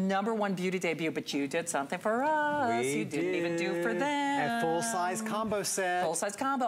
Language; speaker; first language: English; native; English